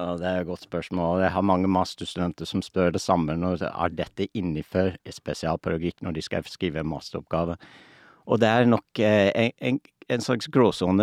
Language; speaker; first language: Norwegian; non-native, fluent; English